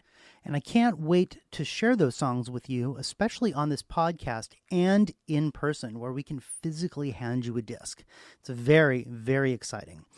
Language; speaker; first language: English; native; English